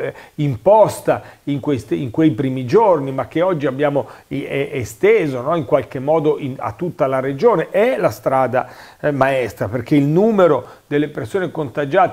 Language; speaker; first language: Italian; native; Italian